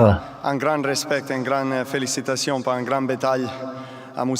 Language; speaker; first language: French; non-native, learner; Serbian